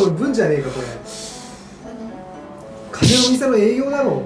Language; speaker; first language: Japanese; native; Japanese